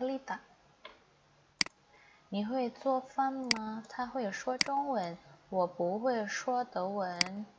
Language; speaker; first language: Chinese; non-native, fluent; Indonesian